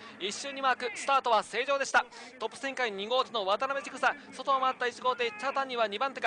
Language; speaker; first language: Japanese; native; Japanese